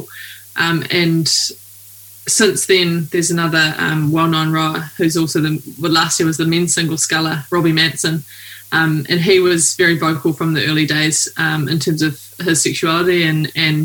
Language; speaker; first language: English; native; English